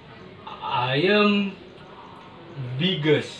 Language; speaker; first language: English; non-native, learner; Indonesian